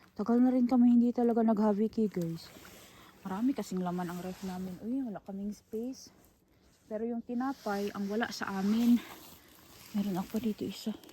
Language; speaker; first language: Filipino; non-native, local second language; Cebuano